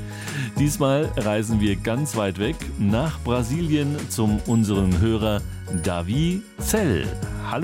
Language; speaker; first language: German; native; German